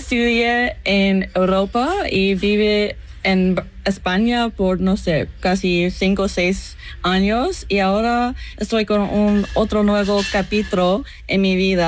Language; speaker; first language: Spanish; non-native, learner; English